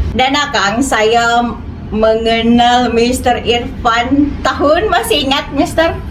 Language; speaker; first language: Indonesian; non-native, local second language; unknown